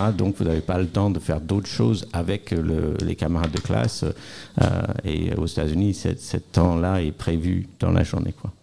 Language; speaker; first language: French; non-native, fluent; English